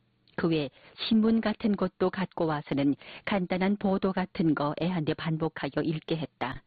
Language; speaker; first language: Korean; native; Korean